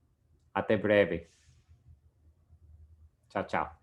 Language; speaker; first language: Portuguese; non-native, fluent; English